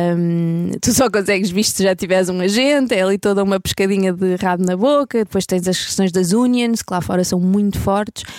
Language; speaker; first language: Portuguese; native; Portuguese